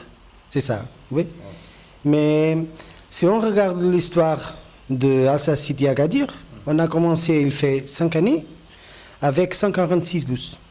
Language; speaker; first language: French; non-native, fluent; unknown